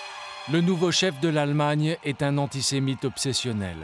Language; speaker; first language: French; native; French